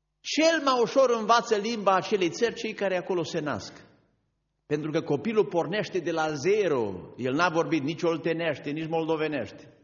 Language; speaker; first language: Romanian; native; Romanian